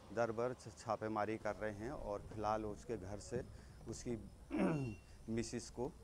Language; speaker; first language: Hindi; native; Hindi